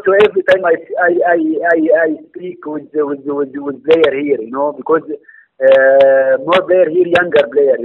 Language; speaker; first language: English; non-native, learner; Arabic